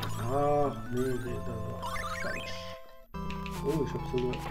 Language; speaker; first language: German; non-native, learner; French